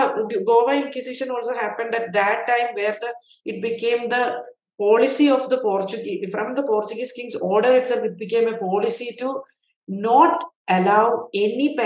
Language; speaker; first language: English; non-native, local second language; Malayalam